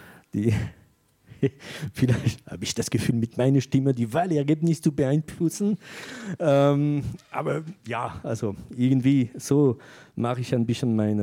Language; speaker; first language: German; non-native, fluent; French